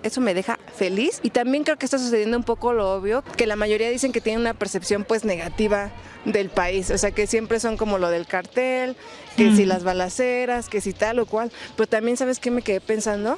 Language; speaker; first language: Spanish; native; Spanish